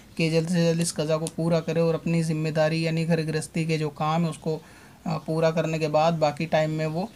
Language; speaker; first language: Urdu; native; Urdu